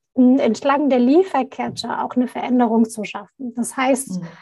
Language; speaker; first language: German; non-native, fluent; Arabic